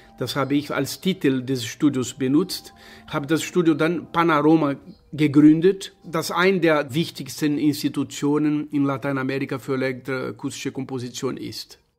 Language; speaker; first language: German; non-native, fluent; Portuguese